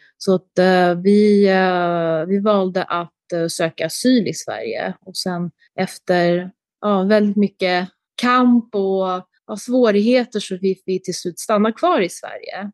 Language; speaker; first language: Swedish; early bilingual, other home language; Albanian